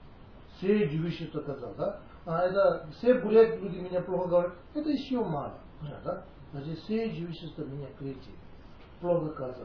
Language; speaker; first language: Russian; non-native, learner; Tibetan